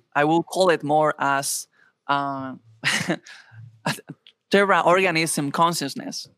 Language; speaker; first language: English; non-native, fluent; Spanish